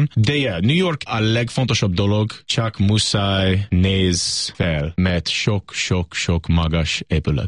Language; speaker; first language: Hungarian; non-native, learner; English